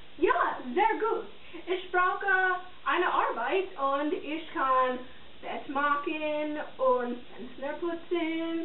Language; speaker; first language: German; non-native, learner; English